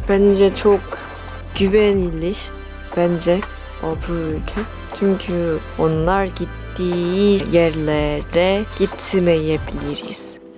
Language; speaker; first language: Turkish; non-native, learner; Korean